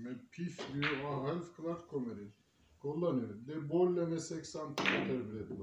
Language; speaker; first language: Swedish; non-native, fluent; Turkish